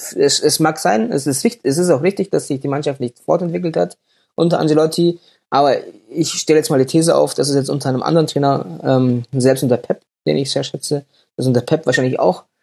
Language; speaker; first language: German; native; German